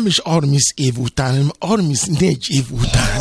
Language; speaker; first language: Hungarian; non-native, fluent; Yoruba